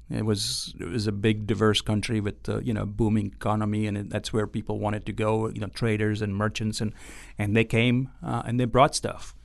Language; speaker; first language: English; non-native, local second language; Gujarati